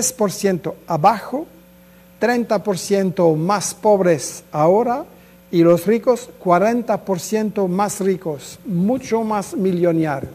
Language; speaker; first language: Spanish; non-native, fluent; French